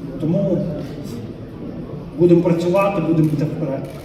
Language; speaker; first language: Ukrainian; non-native, local second language; Russian